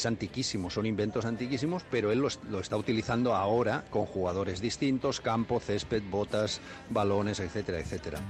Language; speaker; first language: Spanish; native; Spanish